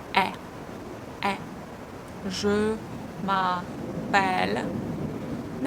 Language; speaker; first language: French; non-native, fluent; Russian